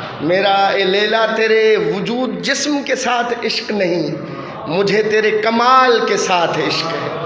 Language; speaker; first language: Urdu; non-native, local second language; Sindhi